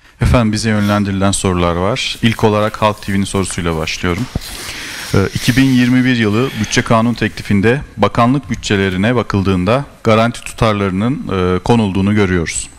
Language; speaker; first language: Turkish; native; Turkish